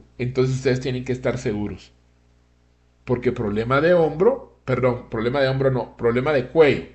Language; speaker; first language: Spanish; native; Spanish